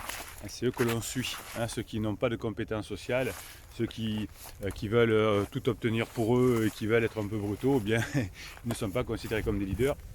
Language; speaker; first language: French; native; French